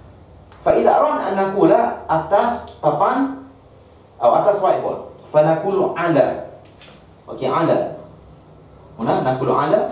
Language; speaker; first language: Arabic; non-native, fluent; Malay